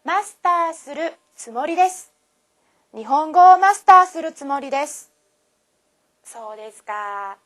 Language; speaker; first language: Japanese; non-native, fluent; Korean